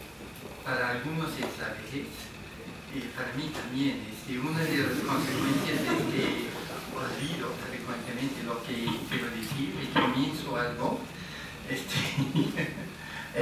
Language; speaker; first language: Spanish; non-native, fluent; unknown